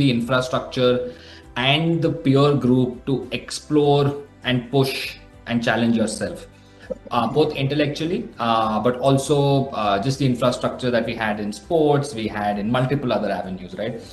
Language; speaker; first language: English; non-native, local second language; Telugu